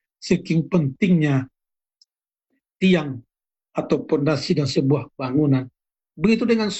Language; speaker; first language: Indonesian; native; Indonesian